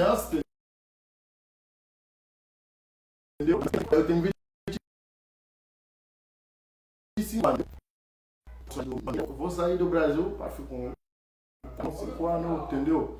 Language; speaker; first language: Portuguese; non-native, learner; Haitian Creole